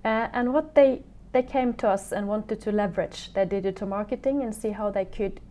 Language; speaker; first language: English; non-native, fluent; Norwegian